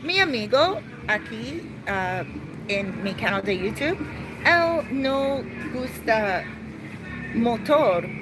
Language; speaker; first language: Spanish; non-native, learner; English